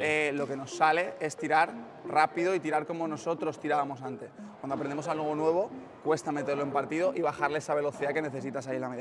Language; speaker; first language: Spanish; native; Spanish